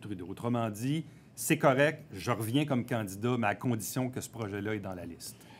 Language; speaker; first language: French; native; French